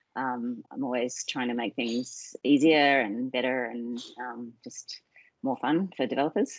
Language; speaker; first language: English; native; English